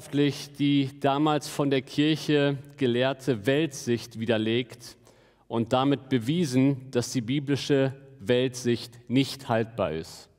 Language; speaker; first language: German; native; German